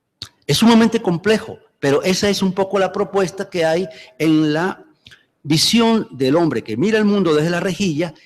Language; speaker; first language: Spanish; native; Spanish